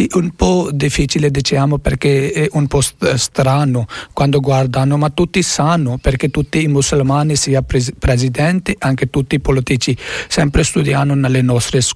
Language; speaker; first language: Italian; non-native, learner; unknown